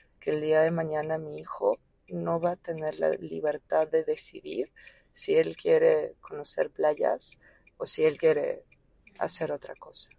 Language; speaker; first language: Spanish; early bilingual, other home language; Ukrainian